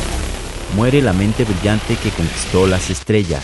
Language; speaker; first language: Spanish; native; Spanish